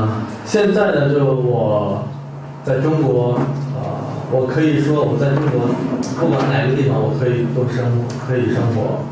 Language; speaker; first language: Chinese; non-native, fluent; Korean